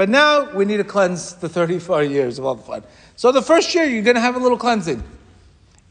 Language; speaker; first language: English; native; English